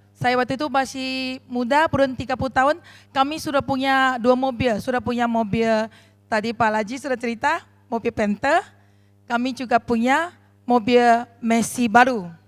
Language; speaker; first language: Indonesian; non-native, learner; Chinese